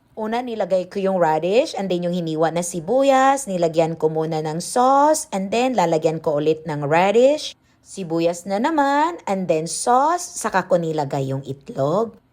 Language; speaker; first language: Filipino; non-native, local second language; Cebuano